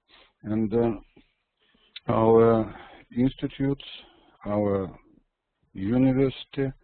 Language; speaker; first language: English; non-native, learner; Russian